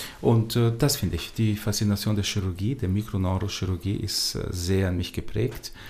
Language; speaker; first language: German; non-native, fluent; Portuguese